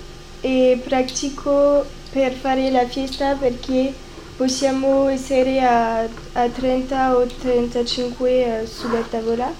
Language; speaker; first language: Italian; non-native, learner; French